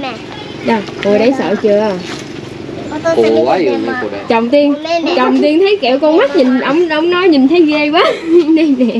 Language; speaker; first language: Vietnamese; native; Vietnamese